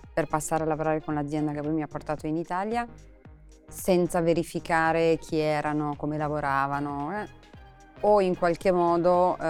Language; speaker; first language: Italian; non-native, fluent; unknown